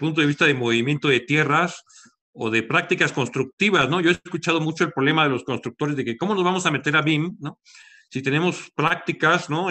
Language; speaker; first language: Spanish; native; Spanish